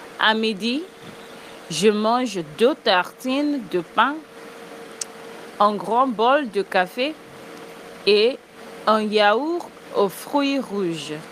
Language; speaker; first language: French; non-native, fluent; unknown